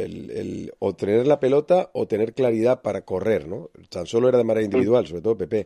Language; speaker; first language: Spanish; non-native, local second language; Catalan